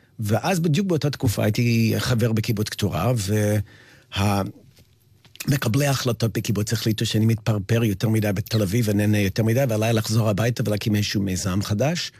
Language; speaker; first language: Hebrew; non-native, fluent; English